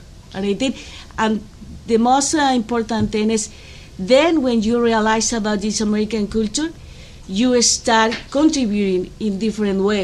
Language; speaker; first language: English; non-native, fluent; Spanish